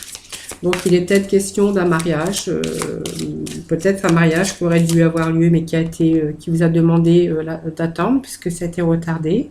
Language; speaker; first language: French; native; French